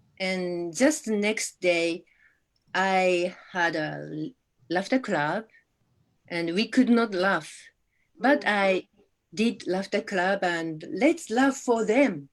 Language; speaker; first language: English; non-native, learner; Japanese